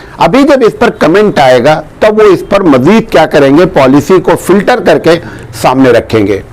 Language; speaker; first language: Urdu; native; Urdu